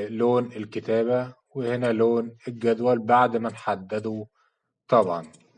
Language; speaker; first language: Arabic; native; Arabic